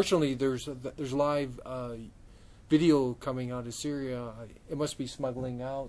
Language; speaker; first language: English; native; English